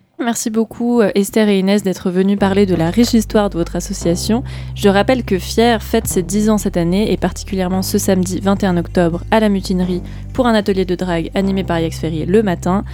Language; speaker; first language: French; native; French